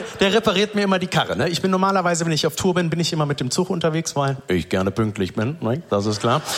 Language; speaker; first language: German; native; German